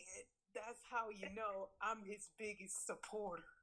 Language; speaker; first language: English; native; English